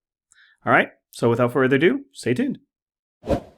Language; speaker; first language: English; non-native, fluent; Norwegian